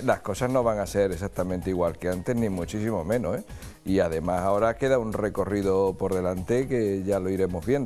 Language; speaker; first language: Spanish; native; Spanish